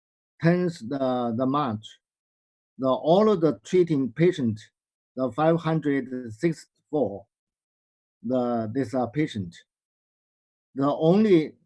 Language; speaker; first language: English; non-native, learner; Chinese